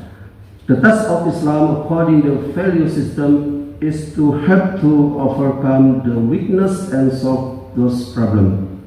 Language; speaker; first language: English; non-native, learner; Indonesian